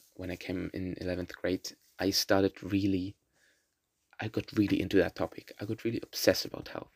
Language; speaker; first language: English; non-native, fluent; German